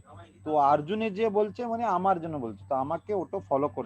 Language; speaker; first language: Bangla; non-native, learner; Hindi